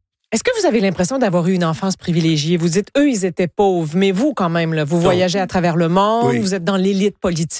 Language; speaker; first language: French; native; French